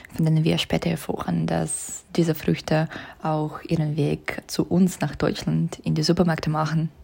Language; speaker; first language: German; non-native, fluent; Russian